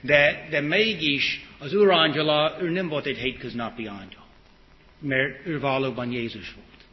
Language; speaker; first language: Hungarian; early bilingual, heritage; English